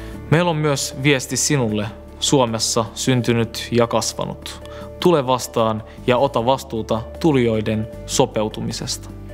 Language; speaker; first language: Finnish; non-native, fluent; Turkish